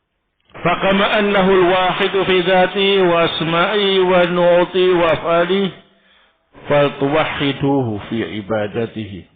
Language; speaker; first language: Arabic; non-native, fluent; Indonesian